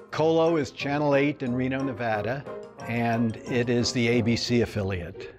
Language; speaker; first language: English; native; English